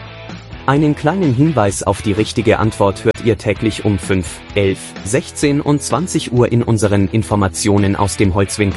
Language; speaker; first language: German; native; German